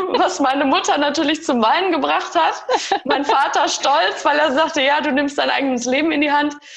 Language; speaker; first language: German; early bilingual, heritage; German